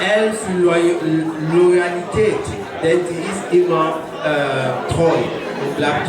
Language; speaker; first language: German; non-native, learner; French